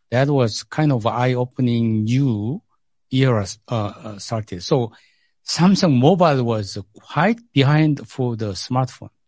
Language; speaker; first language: English; non-native, fluent; Korean